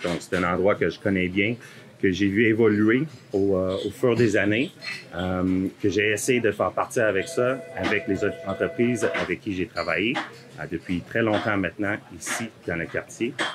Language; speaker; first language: French; early bilingual, heritage; French